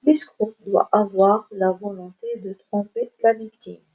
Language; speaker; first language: French; non-native, local second language; Arabic